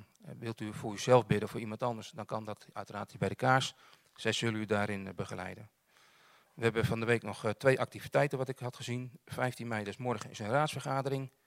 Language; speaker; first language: Dutch; native; Dutch